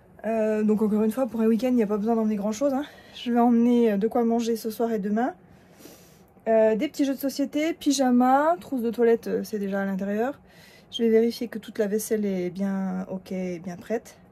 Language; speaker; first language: French; native; French